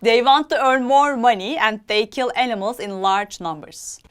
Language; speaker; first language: English; non-native, fluent; Turkish